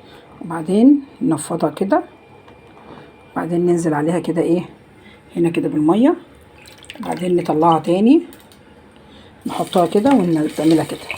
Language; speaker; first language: Arabic; native; Arabic